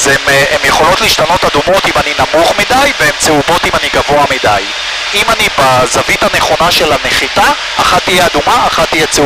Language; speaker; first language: Hebrew; native; Hebrew